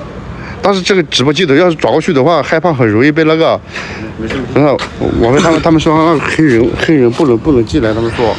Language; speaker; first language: Chinese; native; Chinese